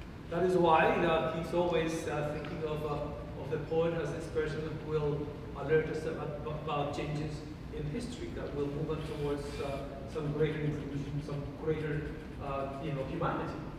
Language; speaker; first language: English; non-native, fluent; Spanish